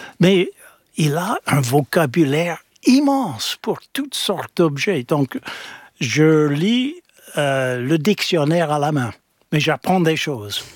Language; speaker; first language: French; non-native, fluent; English